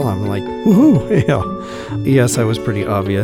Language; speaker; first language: English; native; English